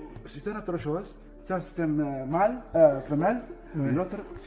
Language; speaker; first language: French; non-native, local second language; Arabic